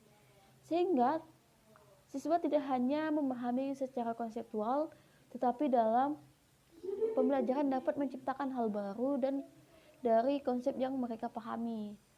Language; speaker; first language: Indonesian; native; Indonesian